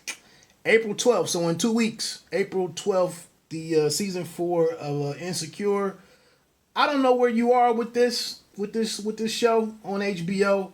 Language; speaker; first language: English; native; English